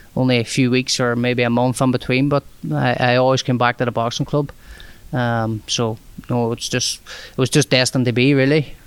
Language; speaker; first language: English; native; English